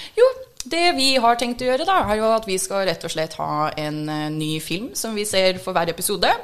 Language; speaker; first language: Norwegian; non-native, fluent; English